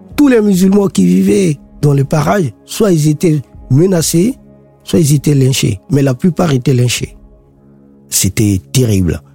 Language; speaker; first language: French; non-native, local second language; Sango